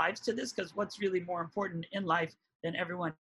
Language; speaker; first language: English; native; English